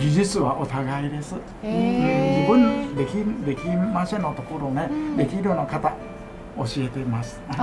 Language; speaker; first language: Japanese; non-native, learner; Chinese